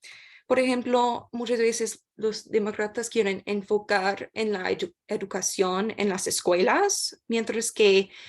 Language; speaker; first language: Spanish; non-native, learner; English